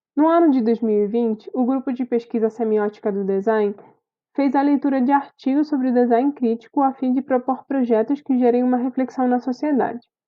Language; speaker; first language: Portuguese; non-native, fluent; Spanish